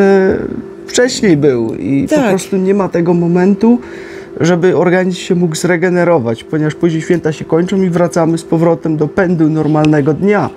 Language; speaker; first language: Polish; native; Polish